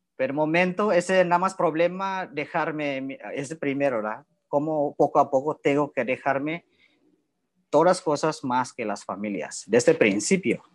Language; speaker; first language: Spanish; non-native, learner; Indonesian